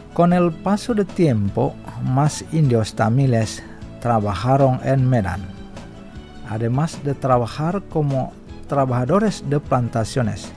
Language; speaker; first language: Spanish; non-native, fluent; Indonesian